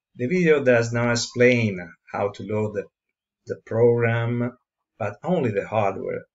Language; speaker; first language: English; non-native, learner; Italian